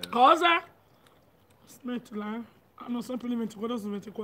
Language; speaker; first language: Italian; non-native, learner; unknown